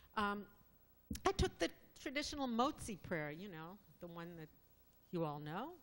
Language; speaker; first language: English; native; English